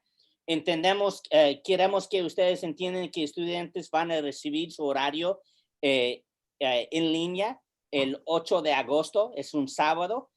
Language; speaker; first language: Spanish; early bilingual, heritage; English